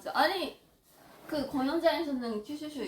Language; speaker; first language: Korean; non-native, fluent; Japanese